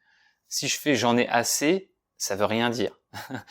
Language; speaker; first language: French; native; French